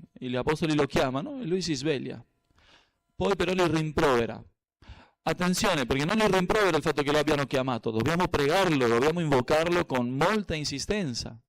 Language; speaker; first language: Italian; non-native, fluent; Spanish